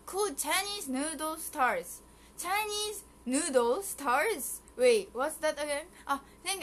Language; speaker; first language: English; early bilingual, other home language; Japanese